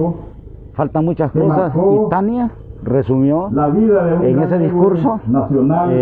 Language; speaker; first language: Spanish; native; Spanish